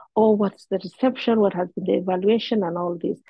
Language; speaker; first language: English; non-native, local second language; Somali